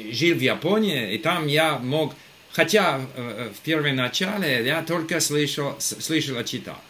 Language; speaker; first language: Russian; non-native, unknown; English